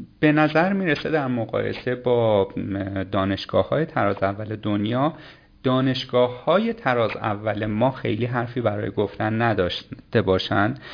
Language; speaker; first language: Persian; native; Persian